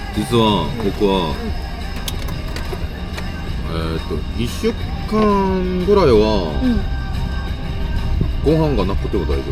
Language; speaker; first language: Japanese; non-native, fluent; Korean